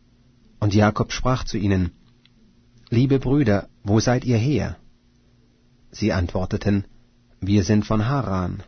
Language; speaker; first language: German; native; German